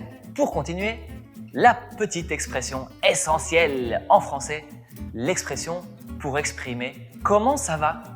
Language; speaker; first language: French; non-native, fluent; Spanish